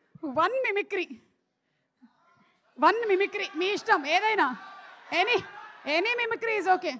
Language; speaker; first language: Telugu; native; Telugu